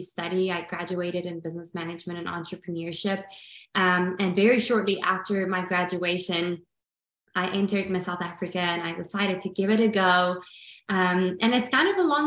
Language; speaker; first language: English; non-native, local second language; Afrikaans